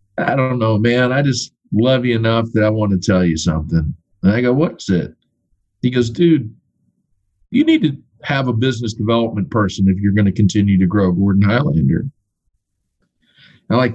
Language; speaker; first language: English; native; English